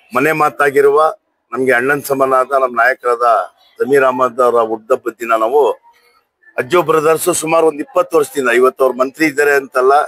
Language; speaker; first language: Kannada; non-native, local second language; Urdu